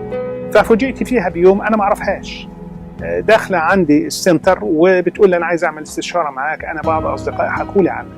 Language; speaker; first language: Arabic; native; Arabic